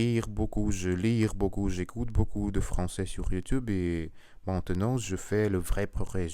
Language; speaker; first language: French; non-native, learner; Russian